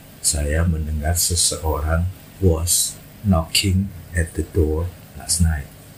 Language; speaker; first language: English; non-native, fluent; Indonesian